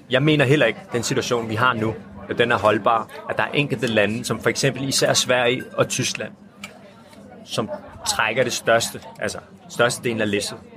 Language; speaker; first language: Danish; early bilingual, other home language; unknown